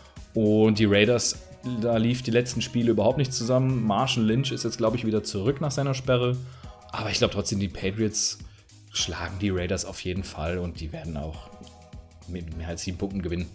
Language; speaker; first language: German; native; German